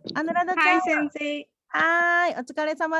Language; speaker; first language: Japanese; non-native, fluent; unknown